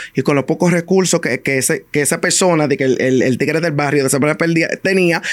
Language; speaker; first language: Spanish; early bilingual, heritage; Spanish